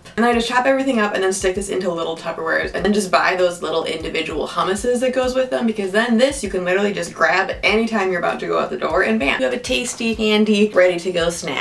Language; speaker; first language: English; native; English